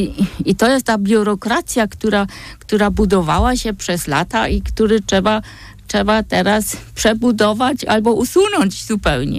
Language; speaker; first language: Polish; non-native, fluent; German